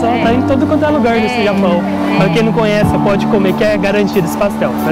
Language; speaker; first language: Portuguese; native; Portuguese